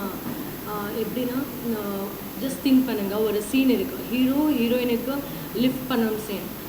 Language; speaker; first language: Tamil; non-native, learner; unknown